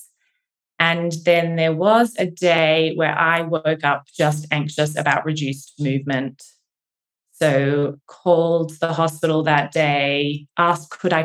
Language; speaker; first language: English; native; English